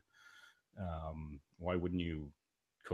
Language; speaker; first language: English; native; English